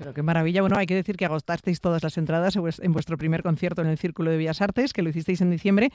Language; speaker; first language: Spanish; native; Spanish